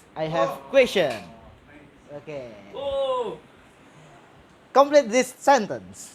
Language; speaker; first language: English; non-native, learner; Indonesian